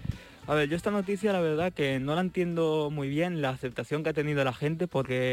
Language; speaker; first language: Spanish; native; Spanish